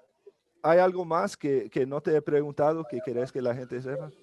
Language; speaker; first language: Spanish; non-native, learner; English